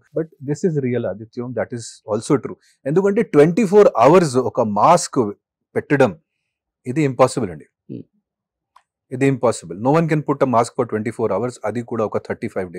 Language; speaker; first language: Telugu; non-native, fluent; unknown